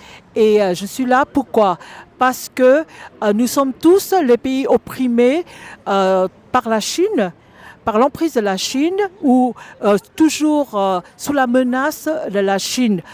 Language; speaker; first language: French; non-native, fluent; Vietnamese